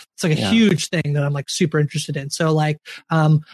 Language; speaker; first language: English; native; English